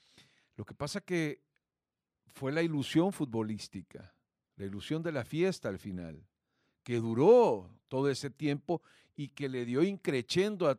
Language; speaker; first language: Spanish; native; Spanish